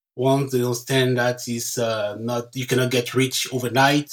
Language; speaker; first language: English; non-native, local second language; French